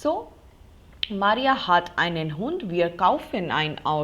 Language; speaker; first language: German; non-native, fluent; Hindi